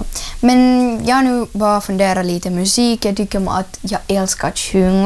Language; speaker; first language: Swedish; non-native, learner; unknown